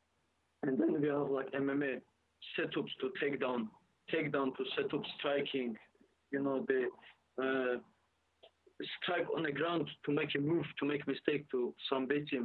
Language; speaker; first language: English; non-native, fluent; Russian